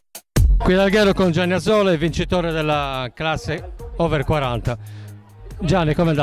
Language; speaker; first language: Italian; native; Italian